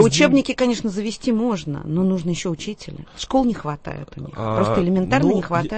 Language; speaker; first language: Russian; native; Russian